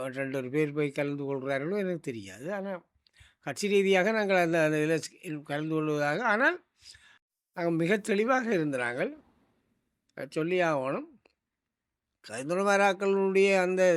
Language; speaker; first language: Tamil; native; Tamil